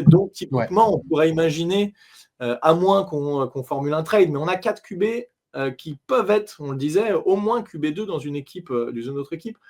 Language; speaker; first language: French; native; French